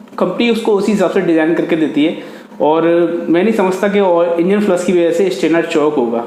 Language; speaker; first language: Hindi; native; Hindi